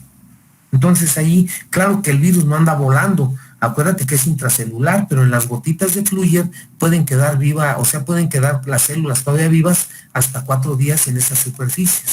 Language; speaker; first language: Spanish; native; Spanish